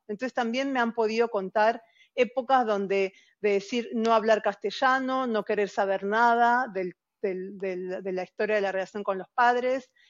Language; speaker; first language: Spanish; native; Spanish